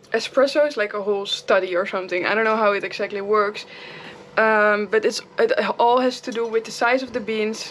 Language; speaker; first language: English; non-native, fluent; Dutch